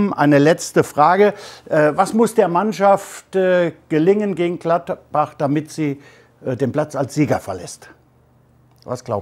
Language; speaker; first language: German; native; German